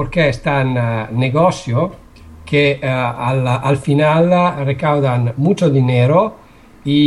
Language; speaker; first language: Spanish; non-native, learner; Italian